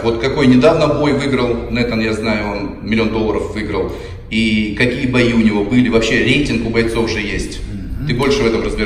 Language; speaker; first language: Russian; native; Russian